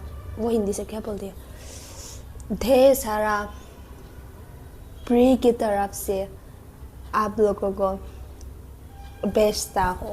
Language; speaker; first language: Hindi; non-native, local second language; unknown